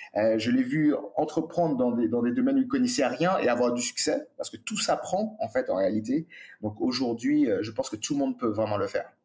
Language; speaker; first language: French; native; French